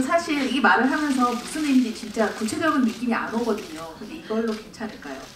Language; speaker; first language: Korean; native; Korean